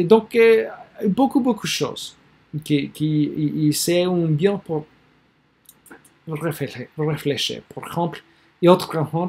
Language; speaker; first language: French; non-native, learner; English